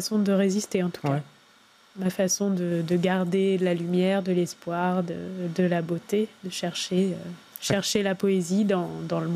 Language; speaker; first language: French; native; French